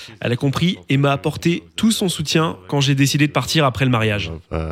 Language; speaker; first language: French; non-native, local second language; English